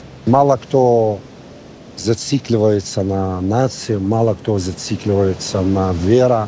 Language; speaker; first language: Russian; non-native, fluent; Arabic